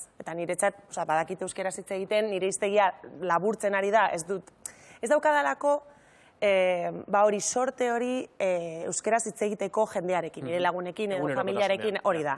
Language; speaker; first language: Basque; non-native, local second language; Spanish